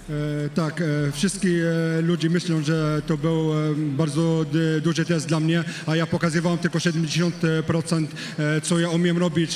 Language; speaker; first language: Polish; non-native, fluent; French